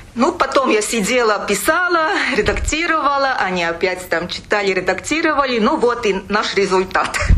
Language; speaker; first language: Russian; non-native, local second language; Latvian